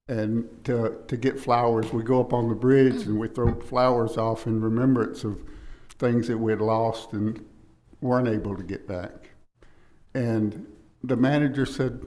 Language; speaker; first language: English; native; English